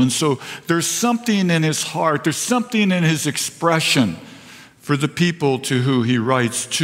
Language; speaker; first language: English; native; English